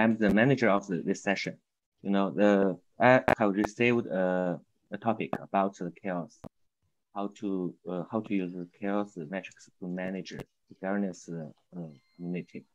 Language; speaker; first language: English; non-native, learner; Chinese